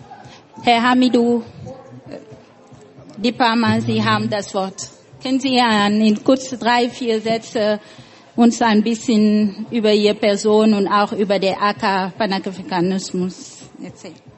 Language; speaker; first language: German; non-native, fluent; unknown